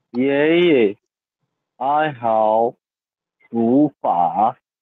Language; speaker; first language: Chinese; non-native, learner; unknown